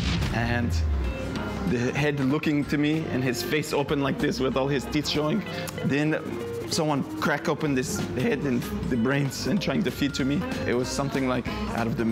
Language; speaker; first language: English; non-native, fluent; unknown